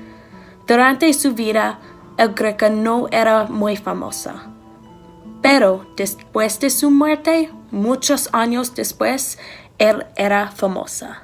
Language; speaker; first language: Spanish; non-native, learner; English